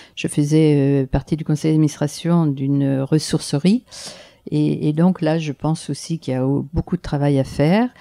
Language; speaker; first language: French; native; French